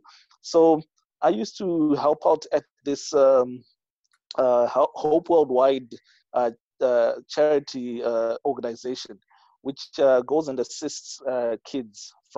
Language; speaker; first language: English; non-native, local second language; Shona